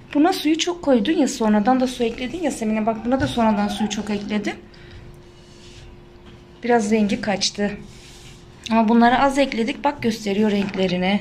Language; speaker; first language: Turkish; native; Turkish